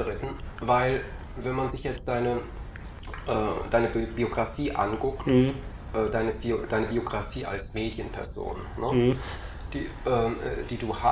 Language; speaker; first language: German; native; German